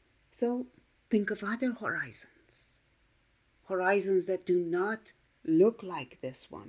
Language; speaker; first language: English; non-native, fluent; Persian